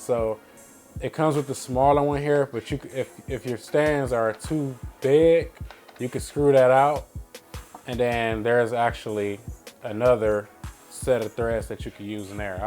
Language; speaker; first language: English; native; English